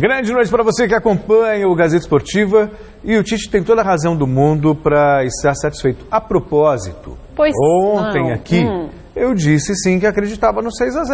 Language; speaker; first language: Portuguese; native; Portuguese